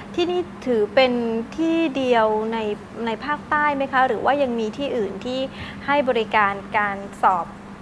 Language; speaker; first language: Thai; native; Thai